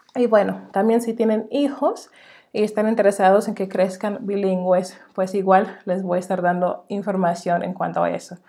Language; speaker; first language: Spanish; non-native, fluent; English